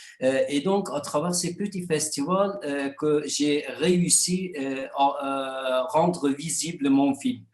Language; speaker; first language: French; non-native, fluent; Kurdish